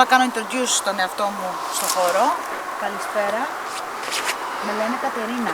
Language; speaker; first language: Greek; native; Greek